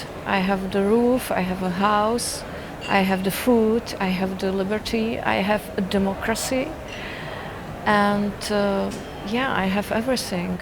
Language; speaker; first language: English; non-native, fluent; Czech